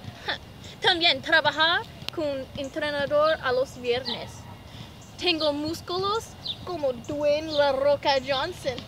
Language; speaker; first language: Spanish; non-native, learner; English